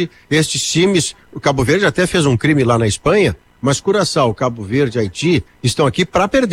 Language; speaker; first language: Portuguese; native; Portuguese